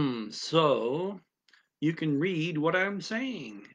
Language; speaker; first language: English; native; English